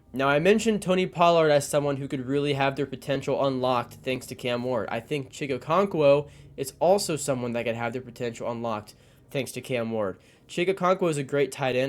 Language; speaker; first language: English; native; English